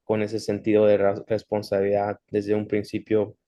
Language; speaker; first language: Spanish; early bilingual, heritage; Spanish